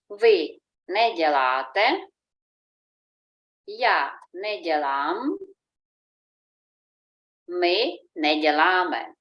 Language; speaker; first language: Czech; non-native, fluent; Ukrainian